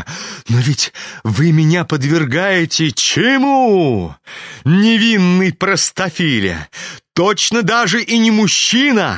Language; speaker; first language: Russian; native; Russian